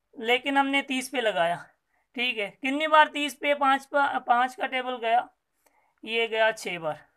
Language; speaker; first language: Urdu; non-native, local second language; Sindhi